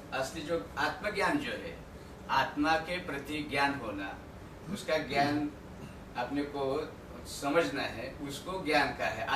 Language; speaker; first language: Hindi; non-native, local second language; Marathi